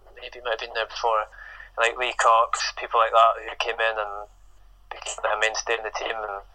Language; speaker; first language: English; native; English